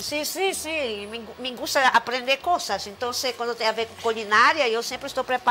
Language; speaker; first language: Spanish; native; Spanish